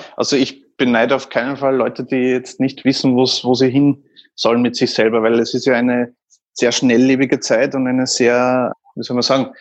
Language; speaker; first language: German; native; German